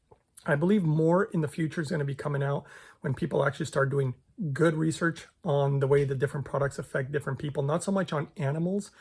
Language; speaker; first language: English; native; English